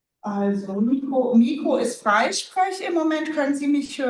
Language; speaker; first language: German; native; German